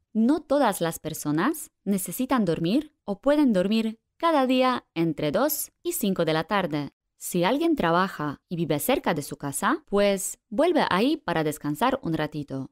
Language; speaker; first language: Spanish; non-native, fluent; Polish